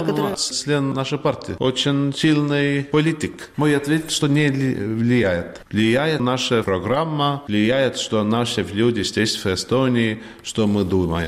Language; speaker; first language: Russian; non-native, learner; Estonian